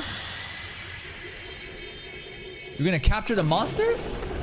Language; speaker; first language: English; native; English